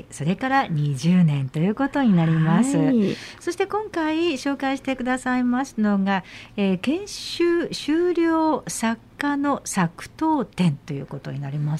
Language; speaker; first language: Japanese; native; Japanese